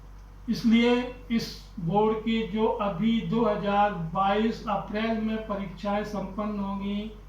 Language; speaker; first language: Hindi; native; Hindi